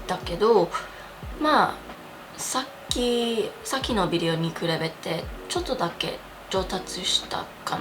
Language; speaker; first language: Japanese; non-native, fluent; English